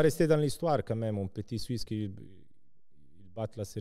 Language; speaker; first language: French; non-native, local second language; Serbian